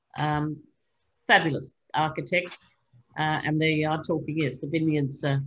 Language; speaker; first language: English; native; English